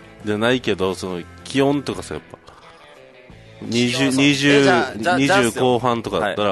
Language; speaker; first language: Japanese; native; Japanese